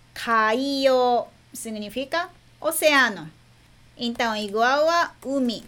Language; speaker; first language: Portuguese; non-native, fluent; Japanese